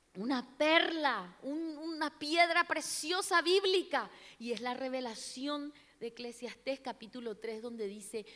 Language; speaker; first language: Spanish; non-native, local second language; Portuguese